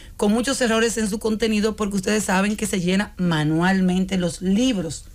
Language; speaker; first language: Spanish; native; Spanish